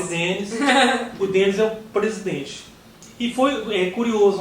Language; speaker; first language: Portuguese; native; Portuguese